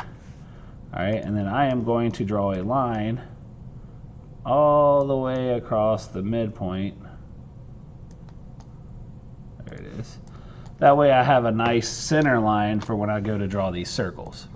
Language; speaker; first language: English; native; English